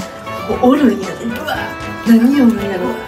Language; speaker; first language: Japanese; native; Japanese